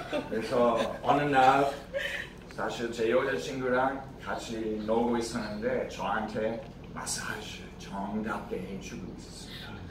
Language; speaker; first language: Korean; non-native, fluent; English